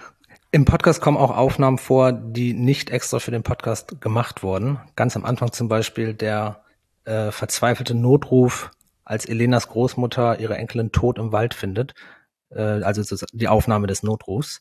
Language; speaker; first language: German; native; German